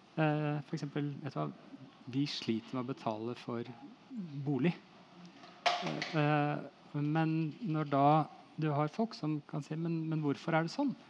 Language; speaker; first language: Norwegian; native; Norwegian